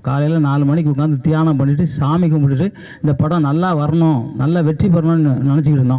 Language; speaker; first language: Tamil; native; Tamil